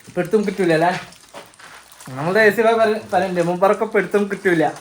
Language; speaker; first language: Malayalam; native; Malayalam